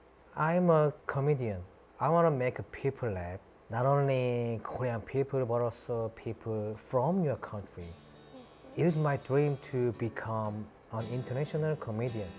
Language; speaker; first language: English; non-native, learner; Korean